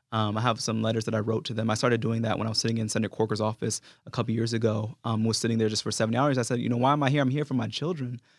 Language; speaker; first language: English; native; English